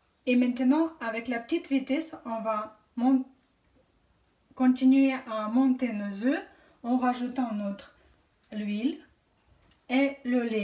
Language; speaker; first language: French; non-native, fluent; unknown